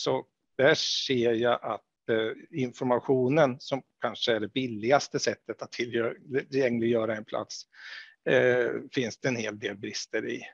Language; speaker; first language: Swedish; native; Swedish